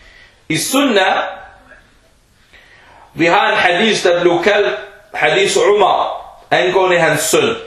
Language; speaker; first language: Danish; early bilingual, other home language; Arabic